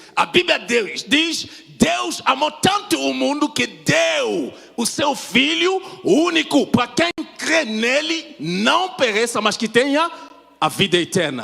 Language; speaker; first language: Portuguese; non-native, fluent; French